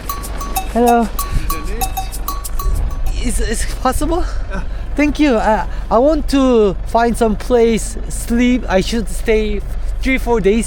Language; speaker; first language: English; non-native, learner; Korean